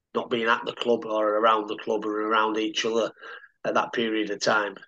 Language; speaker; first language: English; native; English